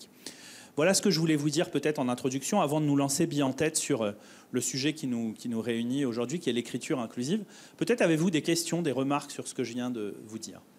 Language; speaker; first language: French; native; French